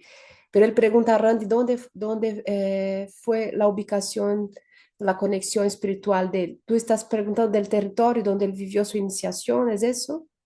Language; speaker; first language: Spanish; non-native, fluent; Portuguese